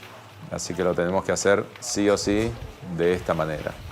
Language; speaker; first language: Spanish; native; Spanish